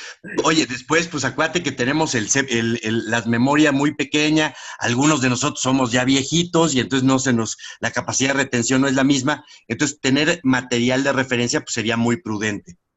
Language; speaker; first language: Spanish; native; Spanish